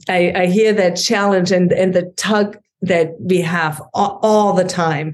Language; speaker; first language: English; non-native, fluent; German